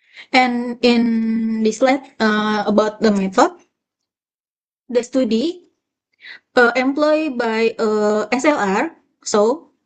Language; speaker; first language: English; non-native, fluent; Indonesian